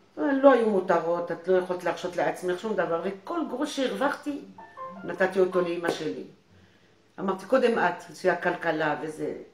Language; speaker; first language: Hebrew; non-native, fluent; French